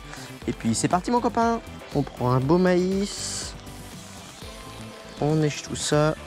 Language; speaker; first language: French; native; French